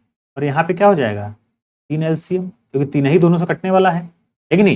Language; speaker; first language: Hindi; native; Hindi